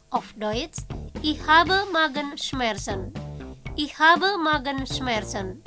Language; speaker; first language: German; non-native, fluent; Indonesian